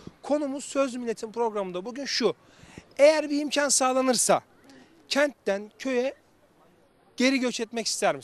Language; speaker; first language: Turkish; native; Turkish